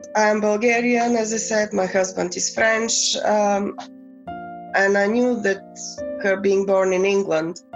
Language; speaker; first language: English; non-native, fluent; Bulgarian